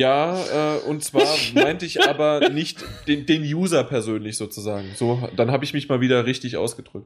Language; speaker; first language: German; native; German